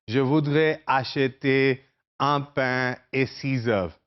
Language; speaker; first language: French; non-native, fluent; Urdu